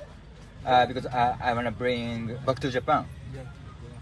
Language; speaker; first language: English; non-native, learner; Japanese